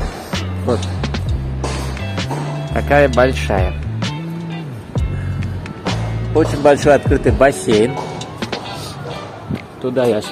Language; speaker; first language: Russian; non-native, fluent; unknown